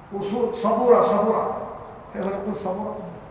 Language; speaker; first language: Urdu; non-native, learner; Arabic